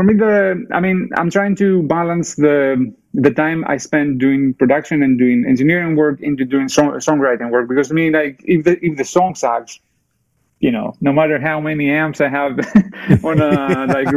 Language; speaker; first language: English; non-native, fluent; Greek